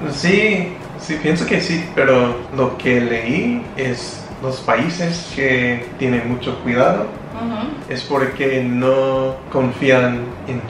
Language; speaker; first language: Spanish; non-native, fluent; English